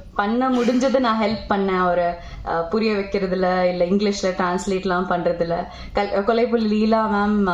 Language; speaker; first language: Tamil; non-native, local second language; Malayalam